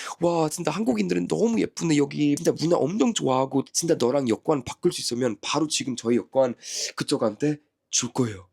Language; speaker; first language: Korean; non-native, fluent; Swedish